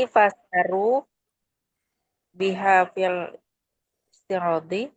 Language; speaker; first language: Arabic; non-native, learner; Indonesian